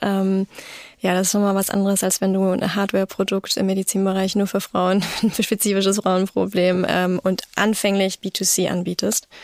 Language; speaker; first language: German; native; German